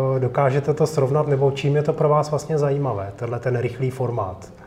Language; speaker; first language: Czech; early bilingual, other home language; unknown